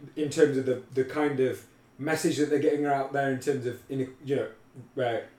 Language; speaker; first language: English; native; English